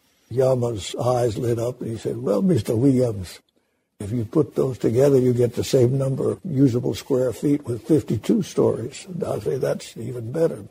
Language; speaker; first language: English; native; English